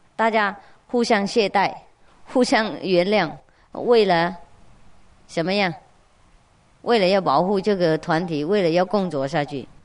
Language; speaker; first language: Chinese; non-native, fluent; Vietnamese